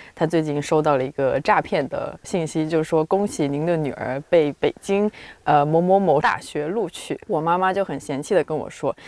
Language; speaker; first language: Chinese; native; Chinese